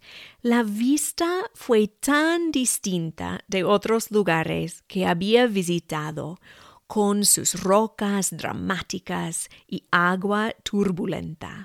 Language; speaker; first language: Spanish; non-native, fluent; English